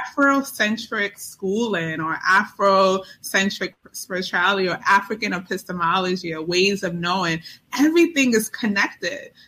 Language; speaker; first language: English; non-native, fluent; Chinese